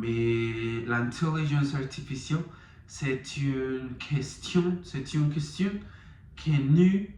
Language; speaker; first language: French; non-native, learner; Spanish